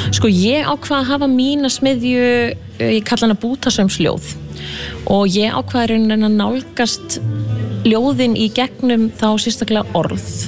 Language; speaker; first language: Icelandic; native; Icelandic